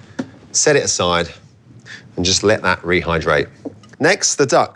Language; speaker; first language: English; native; English